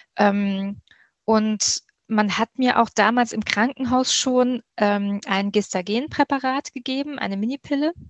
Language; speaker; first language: German; native; German